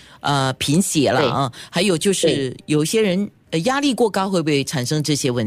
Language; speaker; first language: Chinese; native; Chinese